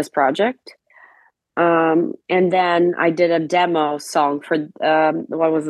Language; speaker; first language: English; non-native, fluent; Serbian